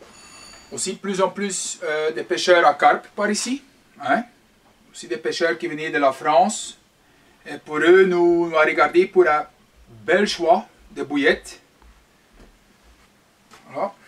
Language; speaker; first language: French; non-native, local second language; Dutch